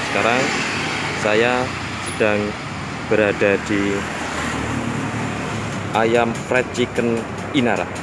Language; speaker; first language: Indonesian; native; Indonesian